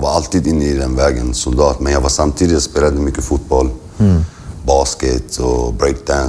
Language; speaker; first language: Swedish; early bilingual, other home language; Kurdish